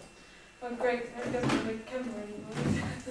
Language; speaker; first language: English; native; English